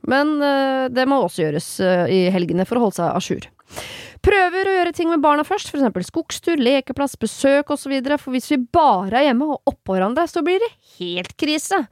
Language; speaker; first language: Norwegian; native; Norwegian